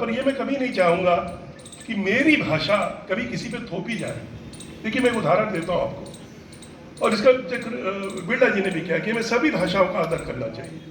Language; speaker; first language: Hindi; native; Hindi